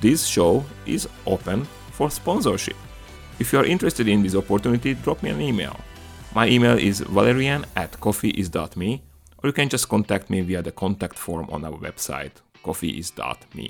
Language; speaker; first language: English; non-native, fluent; Hungarian